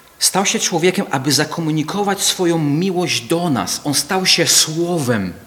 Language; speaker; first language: Polish; non-native, fluent; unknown